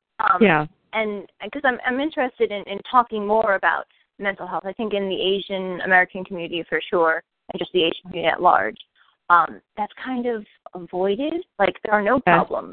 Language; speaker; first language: English; native; English